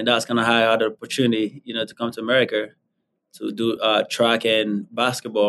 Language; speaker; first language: English; non-native, local second language; Igbo